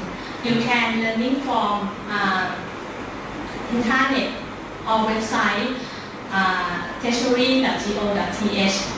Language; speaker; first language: English; non-native, learner; Thai